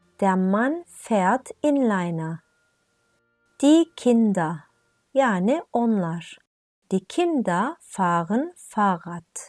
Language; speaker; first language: German; non-native, fluent; Turkish